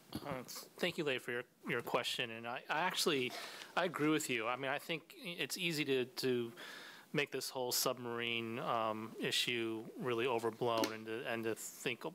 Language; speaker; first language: English; native; English